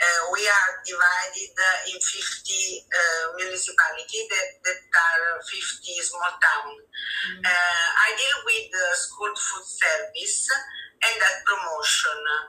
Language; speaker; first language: English; non-native, fluent; Italian